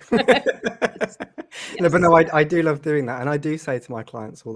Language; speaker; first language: English; native; English